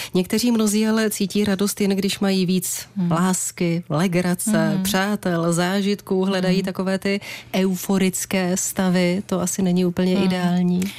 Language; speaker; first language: Czech; native; Czech